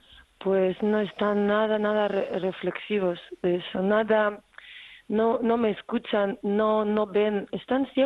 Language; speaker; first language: Spanish; non-native, fluent; Ukrainian